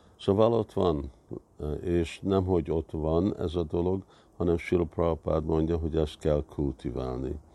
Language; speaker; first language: Hungarian; early bilingual, heritage; Hungarian